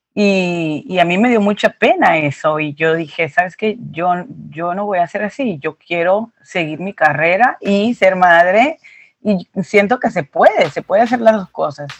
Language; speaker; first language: Spanish; early bilingual, heritage; Spanish